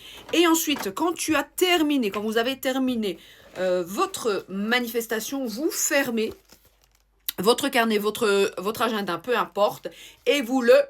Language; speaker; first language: French; native; French